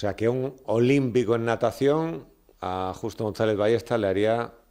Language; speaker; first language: Spanish; native; Spanish